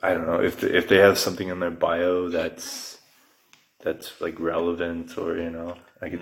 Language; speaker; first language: English; native; English